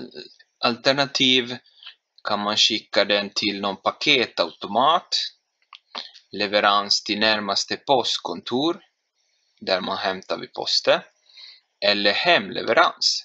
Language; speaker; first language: Swedish; non-native, fluent; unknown